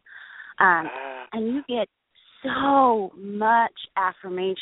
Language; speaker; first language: English; native; English